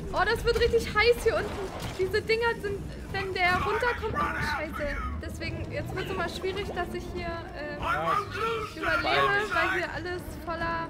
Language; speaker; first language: German; native; German